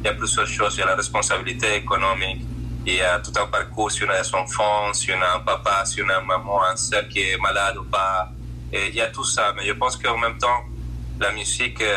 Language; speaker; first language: French; non-native, fluent; Spanish